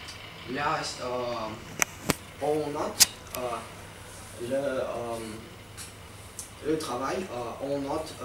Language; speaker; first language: French; non-native, learner; Russian